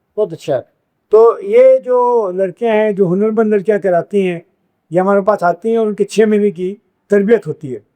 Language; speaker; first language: Urdu; native; Urdu